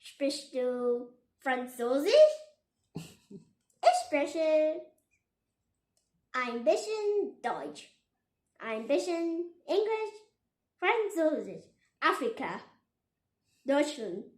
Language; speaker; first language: German; non-native, learner; Vietnamese